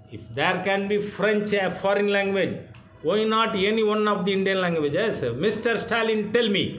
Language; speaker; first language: English; non-native, local second language; Tamil